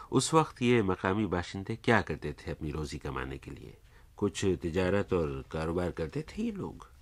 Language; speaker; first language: Urdu; native; Urdu